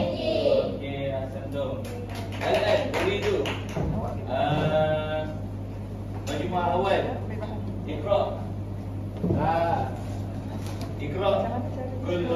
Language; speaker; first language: Arabic; non-native, learner; Malay